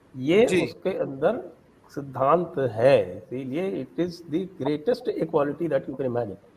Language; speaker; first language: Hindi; native; Hindi